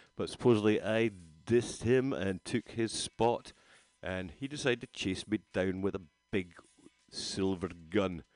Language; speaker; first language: English; native; English